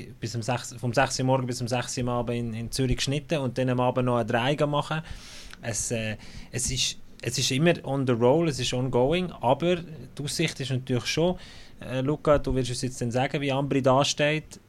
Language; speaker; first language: German; native; German